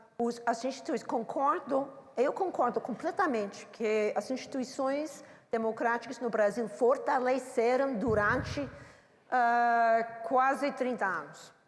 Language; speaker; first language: Portuguese; non-native, learner; English